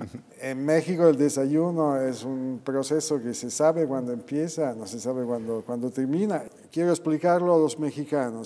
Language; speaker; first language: Spanish; non-native, fluent; Italian